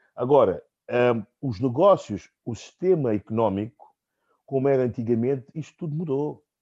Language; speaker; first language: Portuguese; non-native, local second language; Upper Guinea Crioulo